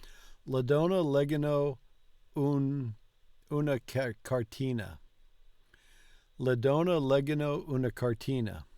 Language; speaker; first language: Italian; non-native, learner; English